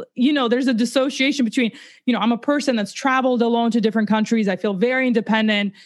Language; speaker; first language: English; early bilingual, other home language; Russian